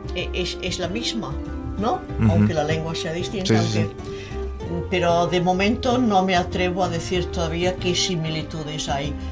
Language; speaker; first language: Spanish; native; Spanish